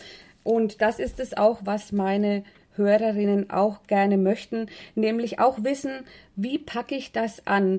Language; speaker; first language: German; native; German